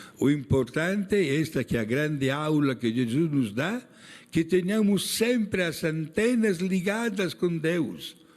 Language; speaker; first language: Portuguese; non-native, fluent; Italian